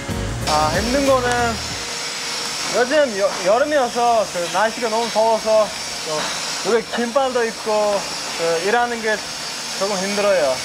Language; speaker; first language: Korean; non-native, learner; Uzbek